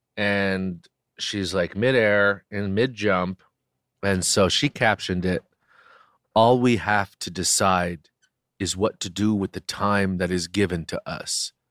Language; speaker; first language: English; native; English